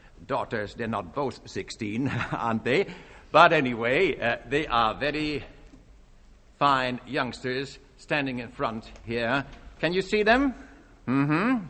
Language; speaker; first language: English; non-native, fluent; Dutch